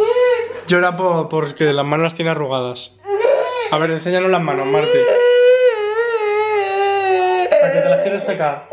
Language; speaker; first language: Spanish; native; Spanish